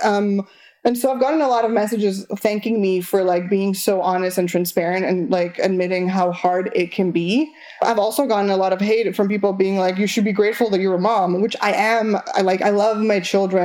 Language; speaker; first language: English; non-native, fluent; Spanish